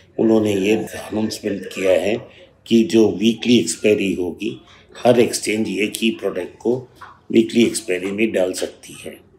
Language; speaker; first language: Hindi; non-native, local second language; Tamil